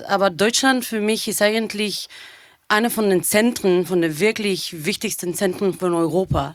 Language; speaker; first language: German; non-native, fluent; Bulgarian